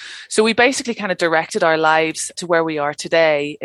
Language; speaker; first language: English; native; English